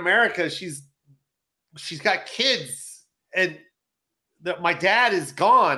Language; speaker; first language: English; native; English